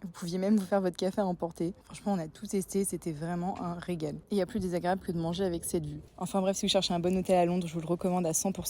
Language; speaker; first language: French; native; French